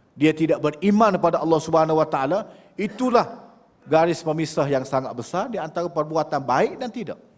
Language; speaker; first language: Malay; native; Malay